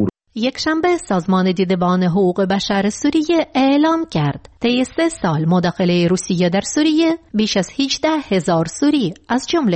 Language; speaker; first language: Persian; native; Persian